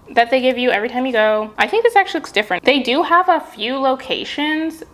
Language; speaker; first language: English; native; English